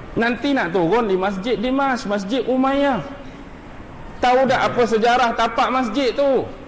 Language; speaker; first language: Malay; native; Malay